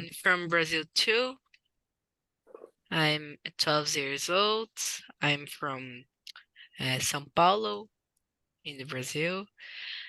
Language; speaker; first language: English; non-native, learner; Portuguese